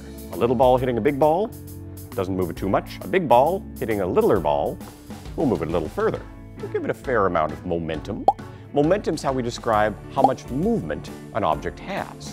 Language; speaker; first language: English; native; English